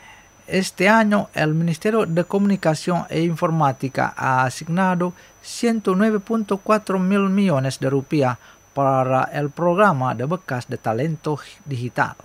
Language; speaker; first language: Spanish; non-native, fluent; Indonesian